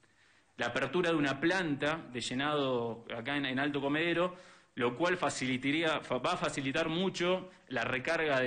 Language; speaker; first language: Spanish; native; Spanish